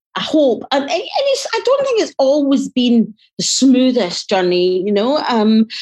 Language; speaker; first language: English; native; English